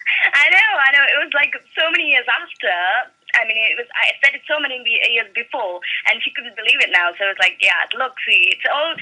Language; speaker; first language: English; non-native, local second language; Malayalam